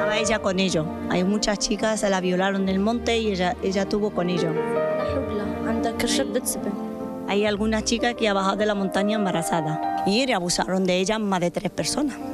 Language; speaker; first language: Spanish; non-native, local second language; Arabic